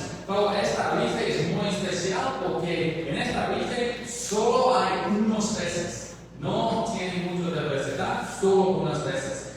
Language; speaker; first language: Spanish; non-native, learner; English